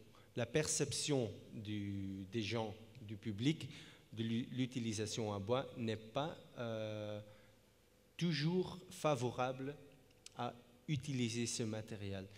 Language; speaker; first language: French; non-native, fluent; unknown